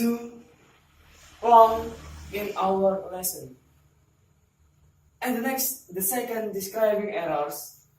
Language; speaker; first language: English; non-native, learner; Indonesian